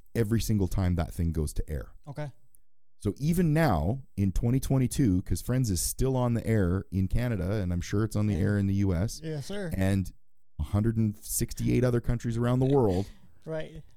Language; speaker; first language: English; native; English